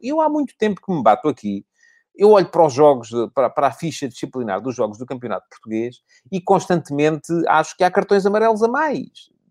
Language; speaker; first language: Portuguese; native; Portuguese